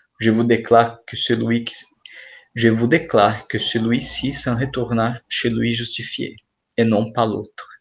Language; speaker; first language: French; non-native, fluent; Portuguese